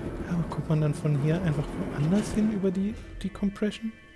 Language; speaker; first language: German; native; German